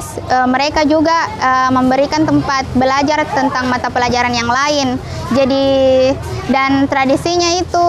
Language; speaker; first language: Indonesian; native; Indonesian